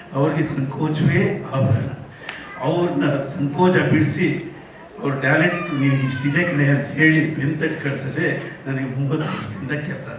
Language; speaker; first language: Kannada; native; Kannada